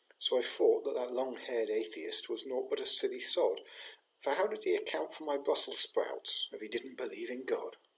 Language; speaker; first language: English; native; English